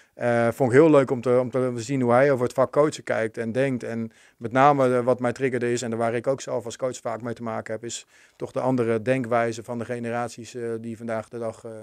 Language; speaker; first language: Dutch; native; Dutch